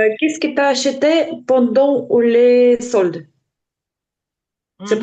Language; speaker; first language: French; non-native, learner; Ukrainian